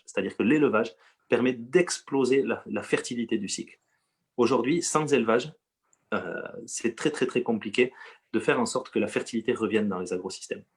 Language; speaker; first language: French; native; French